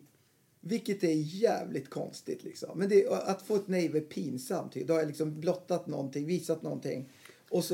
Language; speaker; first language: Swedish; native; Swedish